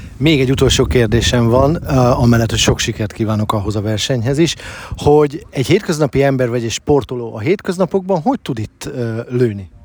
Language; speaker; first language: Hungarian; native; Hungarian